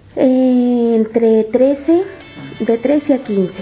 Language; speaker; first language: Spanish; native; Spanish